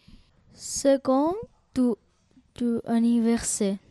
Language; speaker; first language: French; non-native, learner; Spanish